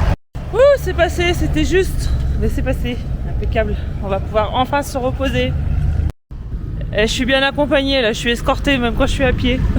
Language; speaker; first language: French; native; French